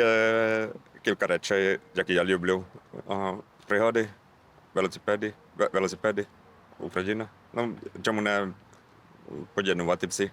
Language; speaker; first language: Ukrainian; non-native, learner; Finnish